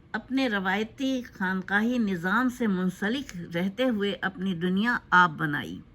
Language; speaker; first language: Urdu; native; Urdu